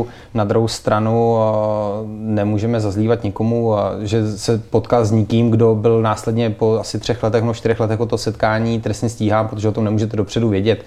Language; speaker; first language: Czech; native; Czech